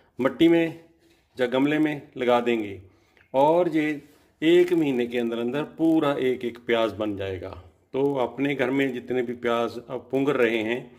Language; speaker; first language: Hindi; non-native, local second language; Punjabi